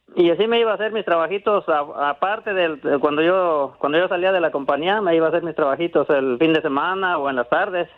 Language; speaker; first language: Spanish; native; Spanish